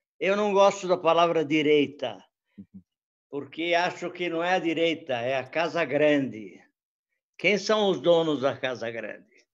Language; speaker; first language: Portuguese; early bilingual, other home language; Italian